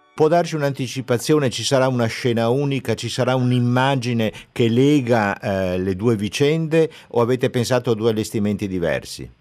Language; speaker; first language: Italian; native; Italian